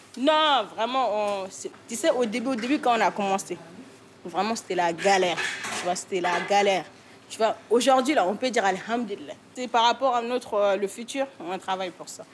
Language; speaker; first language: French; native; French